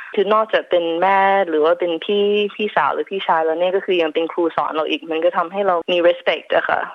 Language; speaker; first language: Thai; native; Thai